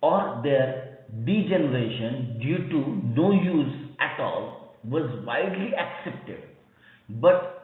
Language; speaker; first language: English; non-native, local second language; Marathi